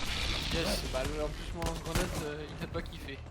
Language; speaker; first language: French; native; French